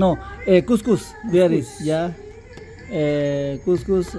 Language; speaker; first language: English; non-native, learner; Spanish